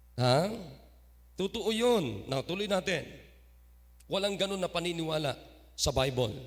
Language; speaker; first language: Filipino; non-native, local second language; Iloko